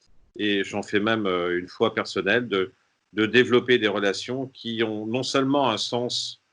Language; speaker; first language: French; native; French